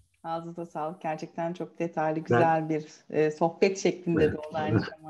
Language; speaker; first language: Turkish; native; Turkish